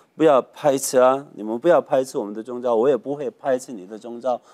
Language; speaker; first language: Chinese; non-native, fluent; Korean